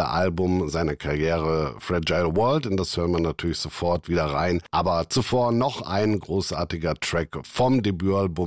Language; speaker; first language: German; native; German